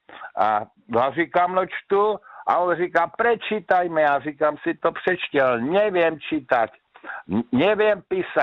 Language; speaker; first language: Czech; native; Czech